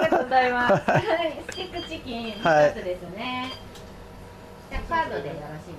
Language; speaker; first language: Japanese; native; Japanese